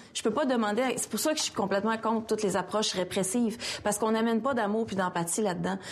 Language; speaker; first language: French; native; French